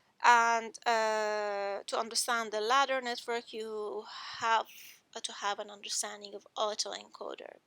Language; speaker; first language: English; non-native, fluent; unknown